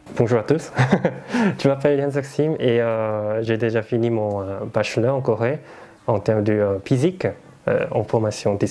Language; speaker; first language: French; non-native, learner; Korean